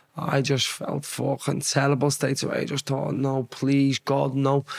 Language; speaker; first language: English; native; English